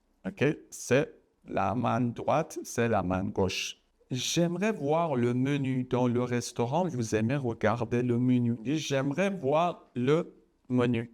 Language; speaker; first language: French; non-native, fluent; Persian